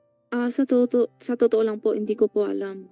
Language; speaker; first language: Filipino; non-native, learner; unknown